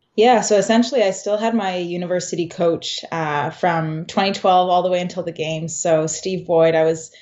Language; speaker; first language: English; native; English